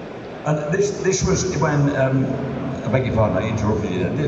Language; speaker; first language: English; native; English